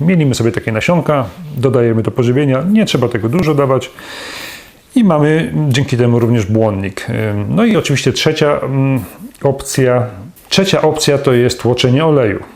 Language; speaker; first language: Polish; native; Polish